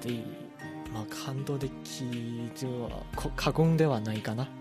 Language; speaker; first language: Japanese; non-native, learner; Chinese